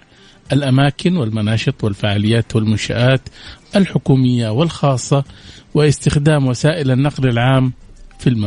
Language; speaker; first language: Arabic; native; Arabic